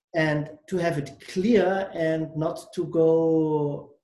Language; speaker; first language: English; non-native, learner; German